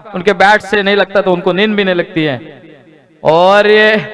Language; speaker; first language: Hindi; non-native, local second language; Marathi